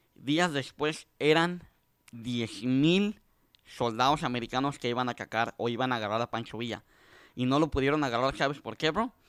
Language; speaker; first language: Spanish; native; Spanish